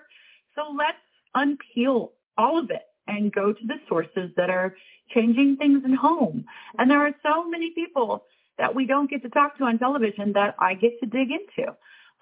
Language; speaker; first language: English; native; English